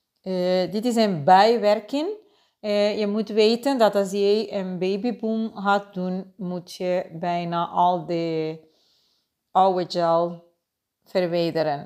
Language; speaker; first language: Dutch; non-native, fluent; Spanish